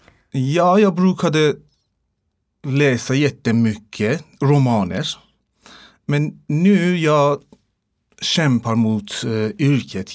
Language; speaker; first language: Swedish; non-native, learner; Persian